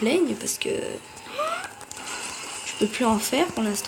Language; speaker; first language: French; native; French